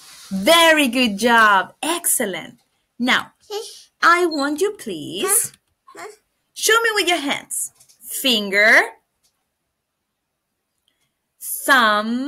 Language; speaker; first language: English; non-native, fluent; Spanish